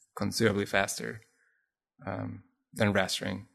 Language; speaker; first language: English; non-native, fluent; Spanish